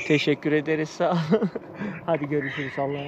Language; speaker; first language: Turkish; native; Turkish